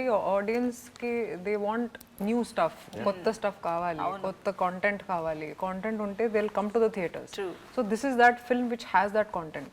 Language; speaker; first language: Telugu; non-native, fluent; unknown